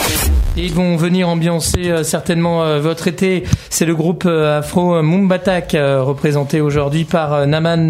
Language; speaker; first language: French; native; French